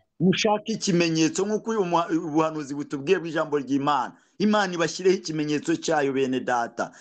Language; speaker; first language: Kinyarwanda; native; Kinyarwanda